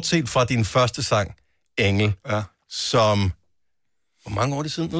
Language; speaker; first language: Danish; native; Danish